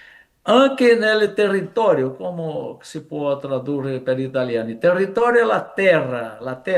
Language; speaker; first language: Italian; non-native, fluent; Portuguese